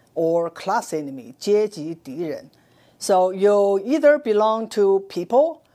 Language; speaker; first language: English; non-native, fluent; Chinese